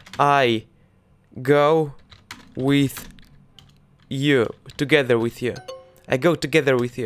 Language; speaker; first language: English; non-native, learner; Russian